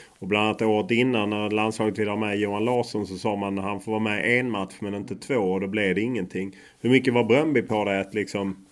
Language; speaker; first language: Swedish; native; Swedish